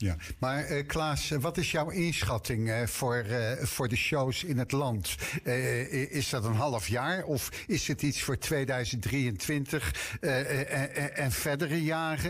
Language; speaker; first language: Dutch; native; Dutch